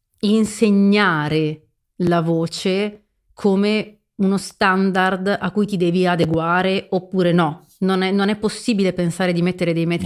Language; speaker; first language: Italian; native; Italian